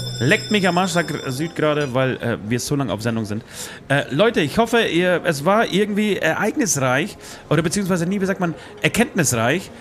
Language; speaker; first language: German; early bilingual, other home language; Polish